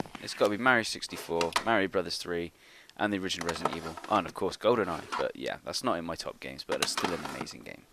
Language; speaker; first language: English; native; English